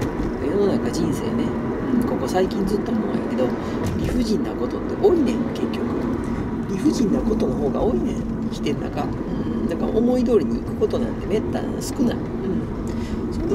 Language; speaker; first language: Japanese; native; Japanese